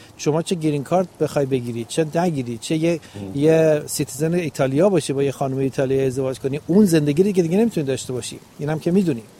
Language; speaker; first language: Persian; native; Persian